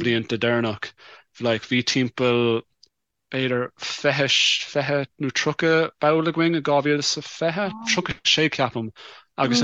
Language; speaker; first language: Irish; non-native, local second language; English